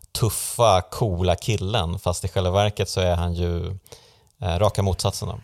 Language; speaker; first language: Swedish; native; Swedish